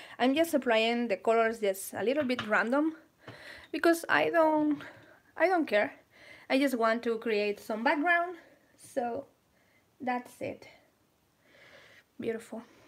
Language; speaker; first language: English; non-native, fluent; Spanish